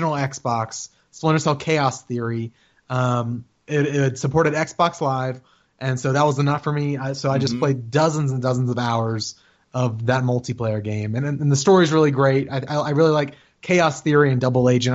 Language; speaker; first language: English; native; English